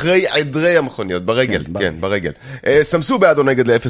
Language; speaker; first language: Hebrew; native; Hebrew